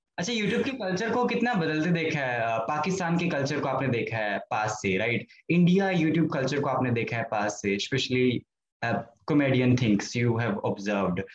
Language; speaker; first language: Hindi; native; Hindi